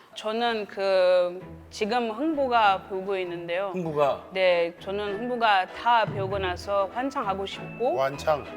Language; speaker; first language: Korean; non-native, learner; French